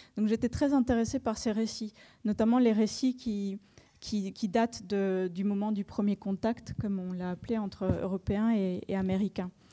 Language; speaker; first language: French; non-native, fluent; Spanish